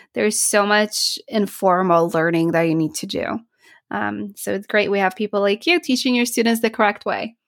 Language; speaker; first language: English; non-native, fluent; Polish